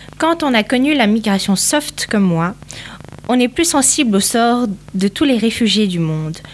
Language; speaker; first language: French; early bilingual, other home language; Portuguese